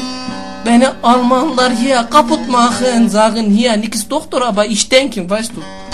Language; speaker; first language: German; non-native, learner; Turkish